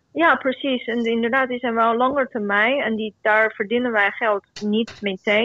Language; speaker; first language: Dutch; non-native, fluent; Chinese